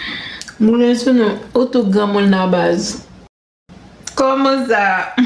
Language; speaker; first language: French; non-native, learner; Haitian Creole